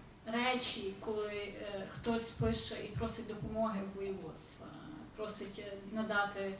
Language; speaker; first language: Ukrainian; early bilingual, heritage; Ukrainian